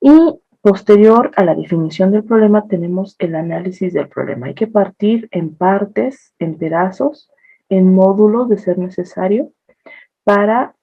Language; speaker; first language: Spanish; native; Spanish